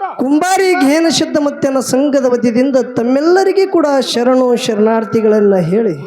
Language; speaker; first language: Kannada; native; Kannada